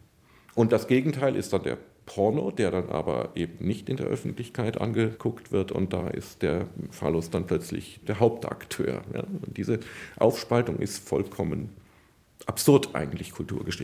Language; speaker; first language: German; native; German